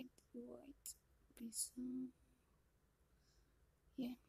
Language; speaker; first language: English; non-native, learner; Spanish